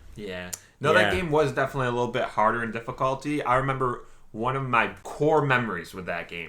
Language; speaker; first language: English; native; English